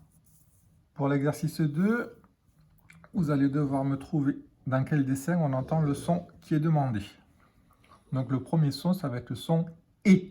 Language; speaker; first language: French; native; French